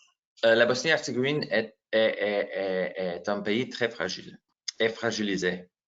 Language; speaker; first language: French; non-native, fluent; Slovenian